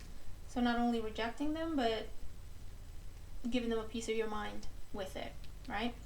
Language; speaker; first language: English; native; English